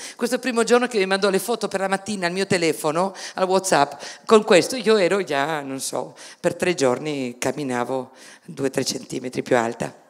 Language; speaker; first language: Italian; non-native, fluent; Spanish